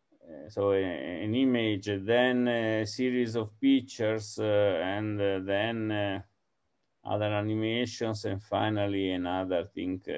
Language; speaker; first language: English; non-native, fluent; Italian